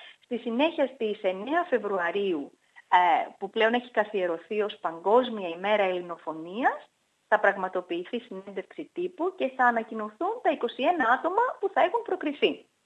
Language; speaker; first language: Greek; native; Greek